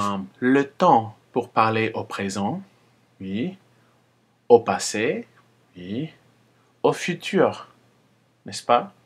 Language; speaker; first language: French; non-native, fluent; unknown